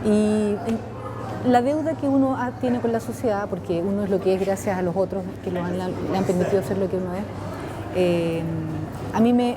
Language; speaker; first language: Spanish; non-native, fluent; Portuguese